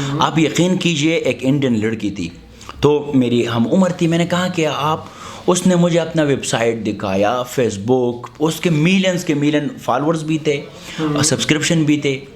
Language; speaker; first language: Urdu; non-native, local second language; Pashto